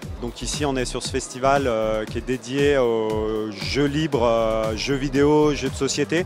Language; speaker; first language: French; native; French